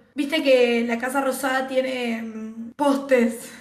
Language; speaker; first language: Spanish; native; Spanish